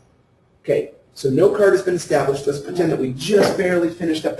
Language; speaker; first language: English; native; English